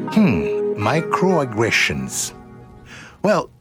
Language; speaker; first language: English; non-native, local second language; Shona